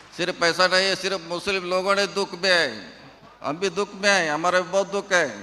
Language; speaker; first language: Hindi; non-native, local second language; Kannada